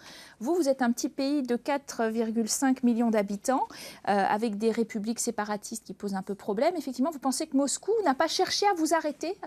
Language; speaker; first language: French; native; French